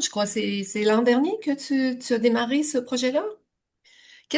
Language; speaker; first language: French; native; French